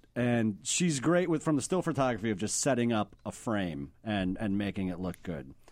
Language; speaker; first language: English; native; English